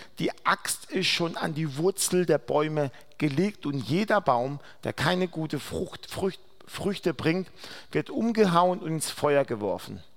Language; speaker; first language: German; non-native, fluent; Aramaic